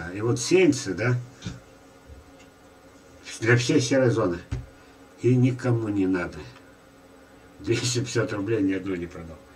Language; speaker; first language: Russian; native; Russian